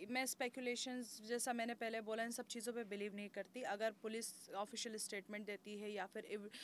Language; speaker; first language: Hindi; native; Hindi